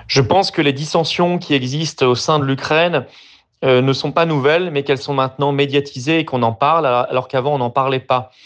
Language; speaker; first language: French; native; French